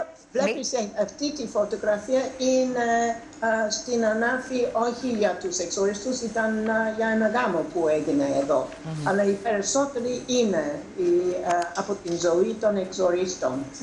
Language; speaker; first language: Greek; non-native, fluent; English